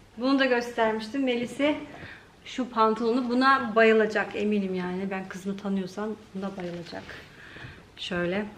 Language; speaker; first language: Turkish; early bilingual, heritage; Turkish